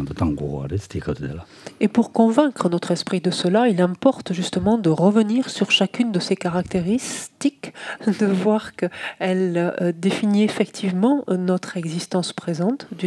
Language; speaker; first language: French; native; French